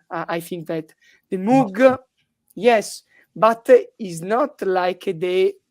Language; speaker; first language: English; non-native, learner; Italian